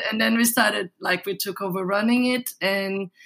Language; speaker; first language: English; non-native, fluent; Portuguese